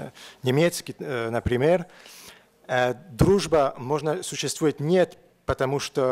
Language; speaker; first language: Russian; non-native, learner; French